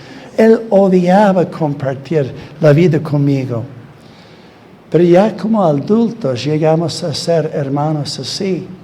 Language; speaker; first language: Spanish; non-native, fluent; English